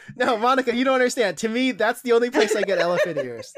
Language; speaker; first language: English; native; English